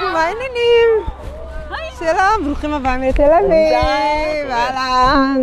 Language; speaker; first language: Hebrew; early bilingual, other home language; Amharic